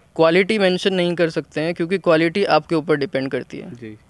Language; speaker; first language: Hindi; native; Hindi